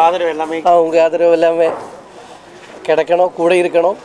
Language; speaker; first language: Tamil; non-native, learner; Malayalam